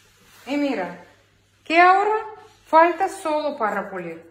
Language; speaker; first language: Spanish; non-native, learner; Ukrainian